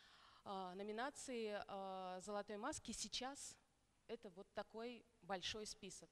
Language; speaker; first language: Russian; native; Russian